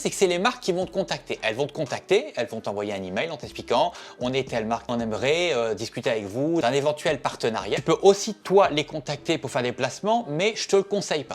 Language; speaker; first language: French; native; French